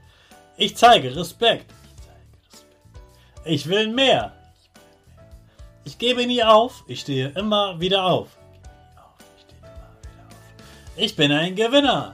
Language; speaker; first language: German; native; German